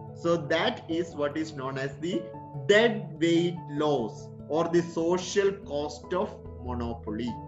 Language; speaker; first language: English; non-native, local second language; Malayalam